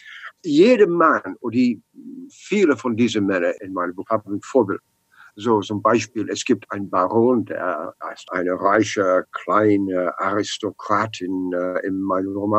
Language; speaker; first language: German; non-native, learner; English